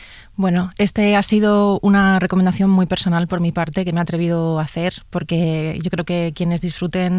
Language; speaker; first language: Spanish; native; Spanish